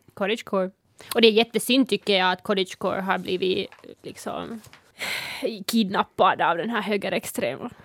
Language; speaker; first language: Swedish; non-native, local second language; Northern Sami